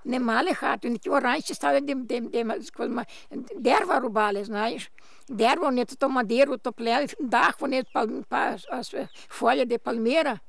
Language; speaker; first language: Ukrainian; early bilingual, heritage; Ukrainian